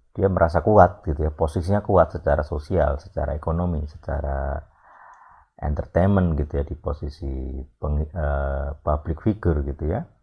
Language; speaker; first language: Indonesian; native; Indonesian